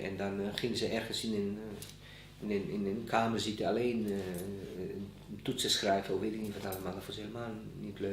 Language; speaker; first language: Dutch; non-native, fluent; Bosnian